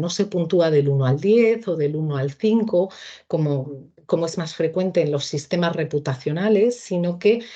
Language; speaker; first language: Spanish; native; Spanish